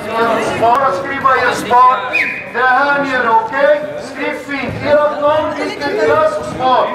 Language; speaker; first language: Swedish; non-native, local second language; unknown